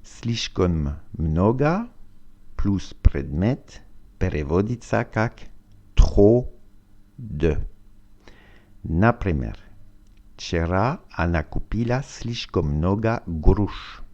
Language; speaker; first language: Russian; non-native, learner; French